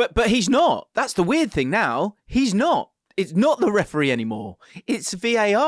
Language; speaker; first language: English; native; English